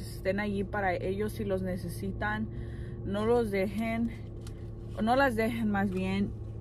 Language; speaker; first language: Spanish; early bilingual, heritage; Spanish